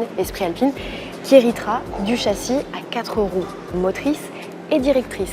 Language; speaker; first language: French; native; French